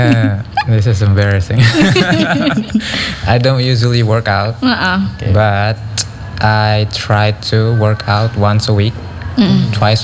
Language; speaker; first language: English; non-native, fluent; Indonesian